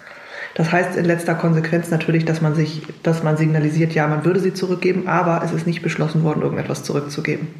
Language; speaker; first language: German; native; German